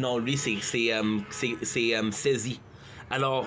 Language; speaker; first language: French; native; French